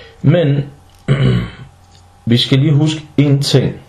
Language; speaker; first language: Danish; early bilingual, other home language; Arabic